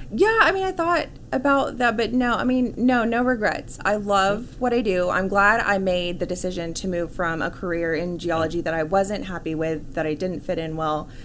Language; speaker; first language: English; native; English